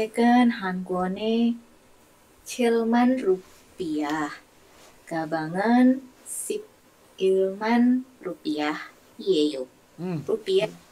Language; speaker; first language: Korean; non-native, learner; Indonesian